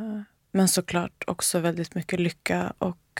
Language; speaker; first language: Swedish; early bilingual, other home language; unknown